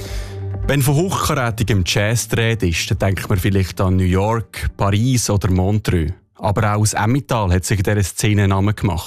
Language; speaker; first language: German; native; German